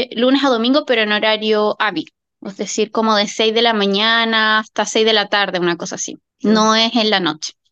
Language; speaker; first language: Spanish; native; Spanish